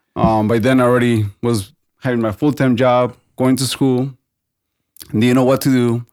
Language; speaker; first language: English; non-native, fluent; Spanish